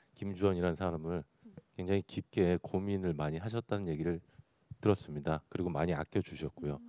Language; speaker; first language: Korean; native; Korean